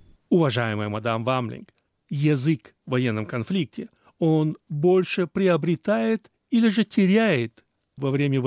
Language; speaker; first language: Russian; non-native, local second language; Chechen